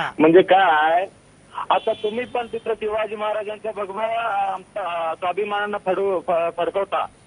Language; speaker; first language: Marathi; non-native, local second language; Kannada